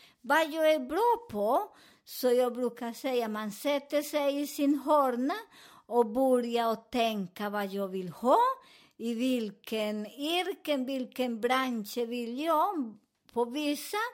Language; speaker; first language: Swedish; non-native, fluent; Spanish